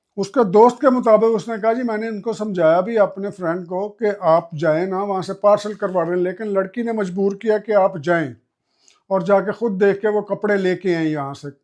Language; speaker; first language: Urdu; non-native, local second language; Punjabi